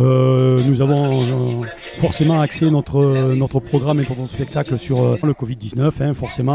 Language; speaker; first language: French; native; French